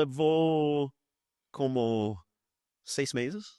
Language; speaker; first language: Portuguese; non-native, fluent; English